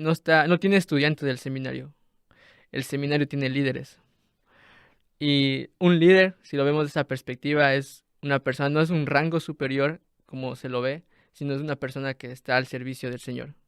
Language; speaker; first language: Spanish; non-native, local second language; Quechua